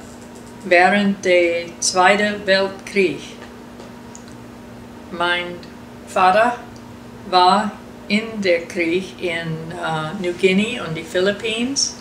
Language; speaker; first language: German; early bilingual, heritage; German